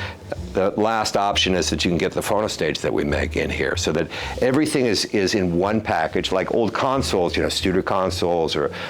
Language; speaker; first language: English; native; English